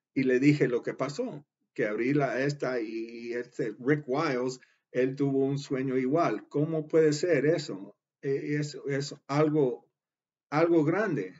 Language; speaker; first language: Spanish; early bilingual, heritage; Spanish